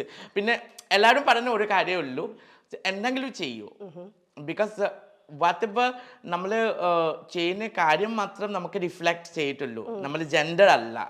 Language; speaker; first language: Malayalam; non-native, learner; Assamese